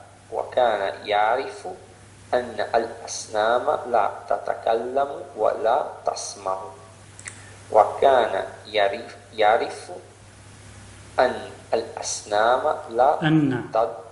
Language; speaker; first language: Arabic; non-native, learner; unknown